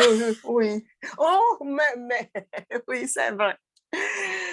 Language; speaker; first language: French; non-native, learner; Portuguese